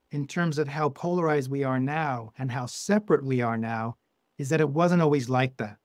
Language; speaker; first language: English; native; English